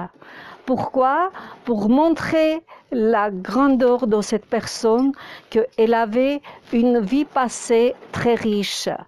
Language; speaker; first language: French; non-native, fluent; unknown